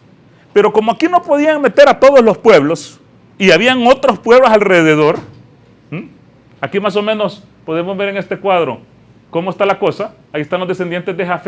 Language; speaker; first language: Spanish; native; Spanish